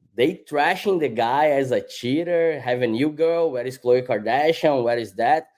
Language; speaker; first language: English; non-native, fluent; Portuguese